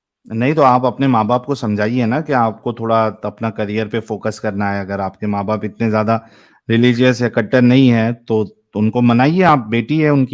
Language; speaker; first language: Hindi; native; Hindi